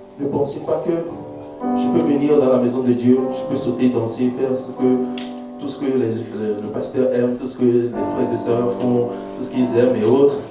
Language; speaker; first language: French; non-native, local second language; Haitian Creole